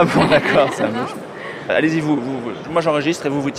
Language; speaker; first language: French; native; French